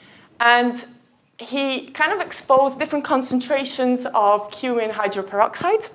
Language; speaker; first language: English; native; English